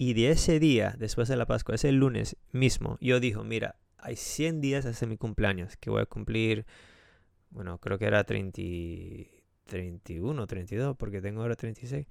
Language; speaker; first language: Spanish; non-native, fluent; English